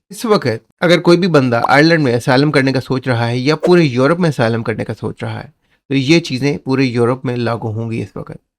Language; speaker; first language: Urdu; non-native, local second language; Punjabi